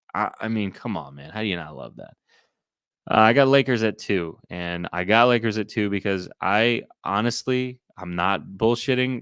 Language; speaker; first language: English; native; English